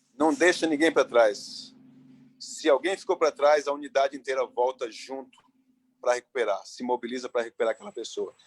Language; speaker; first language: Portuguese; native; Portuguese